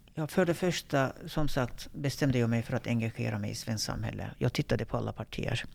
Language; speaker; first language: Swedish; non-native, fluent; Turkish